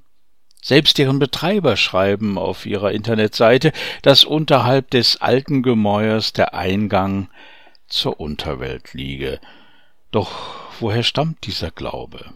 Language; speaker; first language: German; native; German